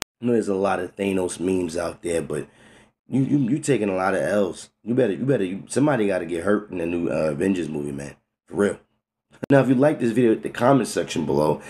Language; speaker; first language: English; native; English